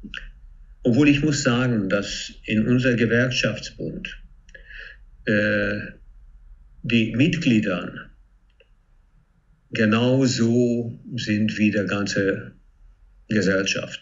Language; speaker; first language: German; non-native, fluent; Hungarian